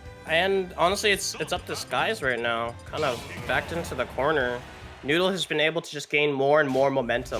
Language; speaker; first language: English; native; English